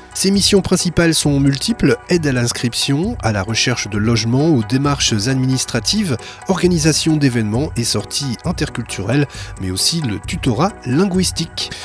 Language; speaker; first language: French; native; French